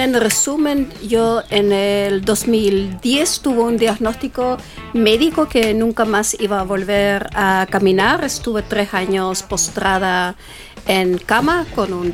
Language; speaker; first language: Spanish; non-native, fluent; Dutch